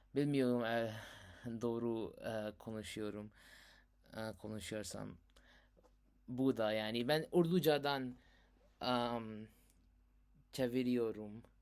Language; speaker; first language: Turkish; non-native, learner; Urdu